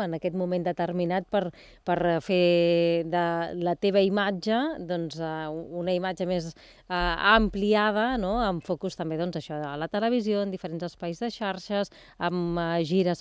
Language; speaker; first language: Catalan; native; Catalan